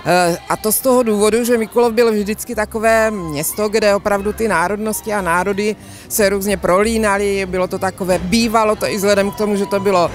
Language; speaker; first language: Czech; native; Czech